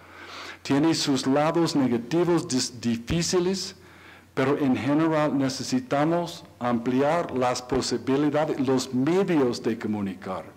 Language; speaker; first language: Spanish; non-native, learner; English